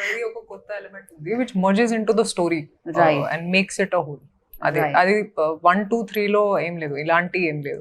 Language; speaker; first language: Telugu; non-native, local second language; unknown